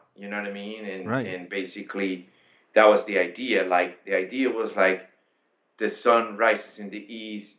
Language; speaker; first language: English; non-native, fluent; Spanish